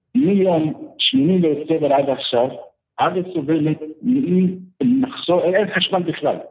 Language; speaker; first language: Hebrew; non-native, fluent; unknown